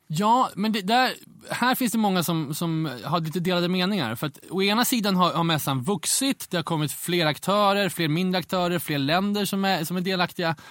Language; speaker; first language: Swedish; native; Swedish